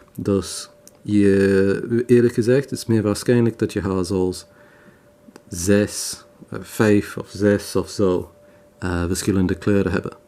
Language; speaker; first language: Dutch; non-native, fluent; English